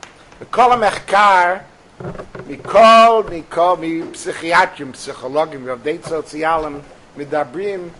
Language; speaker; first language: Hebrew; non-native, fluent; English